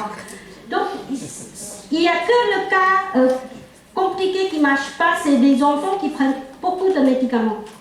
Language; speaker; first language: French; non-native, local second language; Chinese